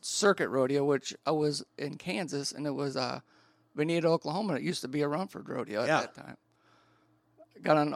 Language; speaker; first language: English; native; English